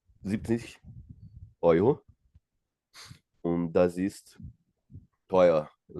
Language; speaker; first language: German; non-native, learner; Portuguese